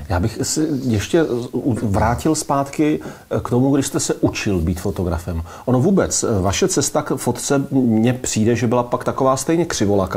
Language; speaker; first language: Czech; native; Czech